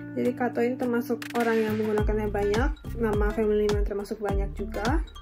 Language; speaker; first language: Indonesian; early bilingual, heritage; Japanese